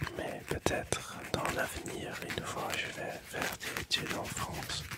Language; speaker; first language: French; non-native, local second language; Dutch